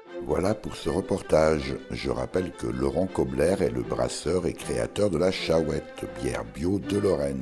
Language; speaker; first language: French; native; French